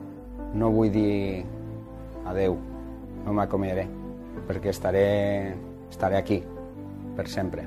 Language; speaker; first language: Catalan; non-native, local second language; Spanish